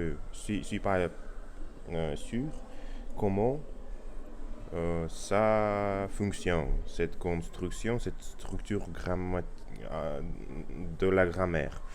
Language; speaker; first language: French; non-native, learner; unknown